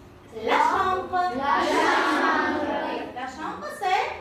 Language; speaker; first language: French; non-native, learner; Armenian